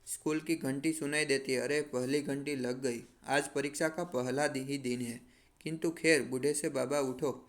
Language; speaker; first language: Hindi; non-native, local second language; Gujarati